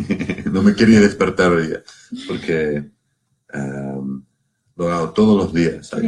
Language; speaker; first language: Spanish; non-native, learner; English